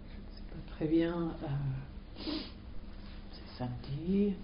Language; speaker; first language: French; non-native, fluent; English